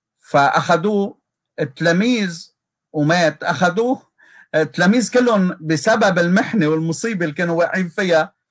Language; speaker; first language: Arabic; native; Arabic